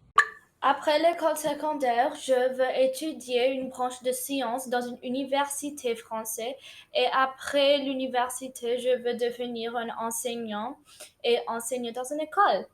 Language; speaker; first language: French; non-native, local second language; Urdu